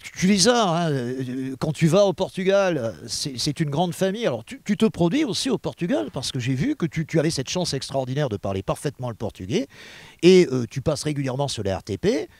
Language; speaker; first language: French; native; French